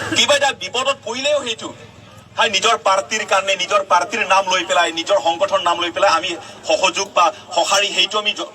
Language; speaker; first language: Assamese; non-native, local second language; Karbi